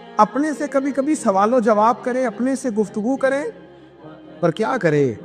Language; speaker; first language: Urdu; non-native, local second language; Punjabi